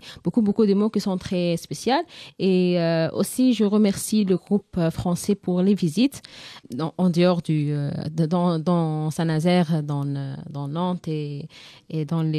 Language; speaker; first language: French; non-native, learner; Arabic